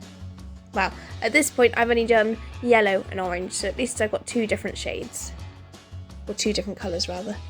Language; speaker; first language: English; native; English